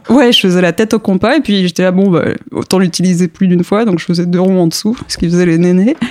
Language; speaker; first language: French; early bilingual, other home language; Spanish